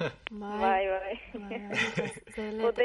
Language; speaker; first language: Basque; non-native, local second language; Spanish